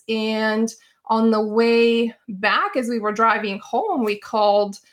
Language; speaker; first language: English; non-native, fluent; Bulgarian